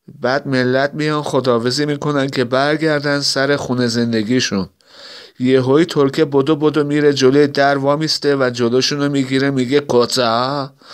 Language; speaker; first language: Persian; non-native, local second language; Assyrian Neo-Aramaic